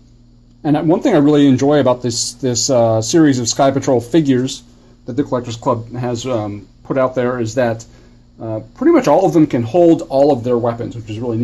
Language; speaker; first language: English; native; English